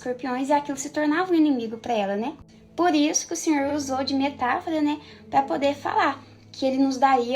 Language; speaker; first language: Portuguese; native; Portuguese